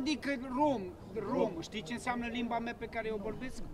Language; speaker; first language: Romanian; non-native, local second language; Romany